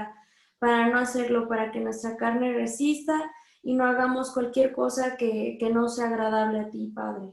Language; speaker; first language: Spanish; native; Spanish